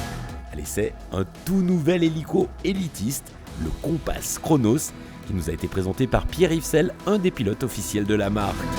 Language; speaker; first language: French; native; French